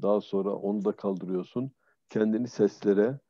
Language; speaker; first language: Turkish; native; Turkish